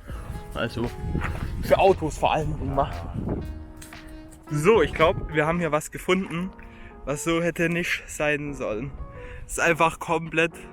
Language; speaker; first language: German; native; German